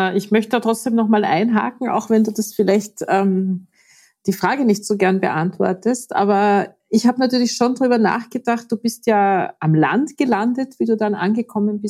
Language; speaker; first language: German; native; German